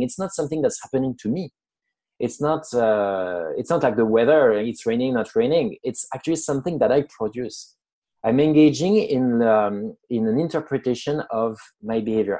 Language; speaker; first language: English; non-native, fluent; French